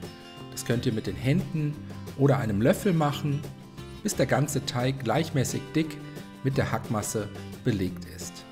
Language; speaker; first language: German; native; German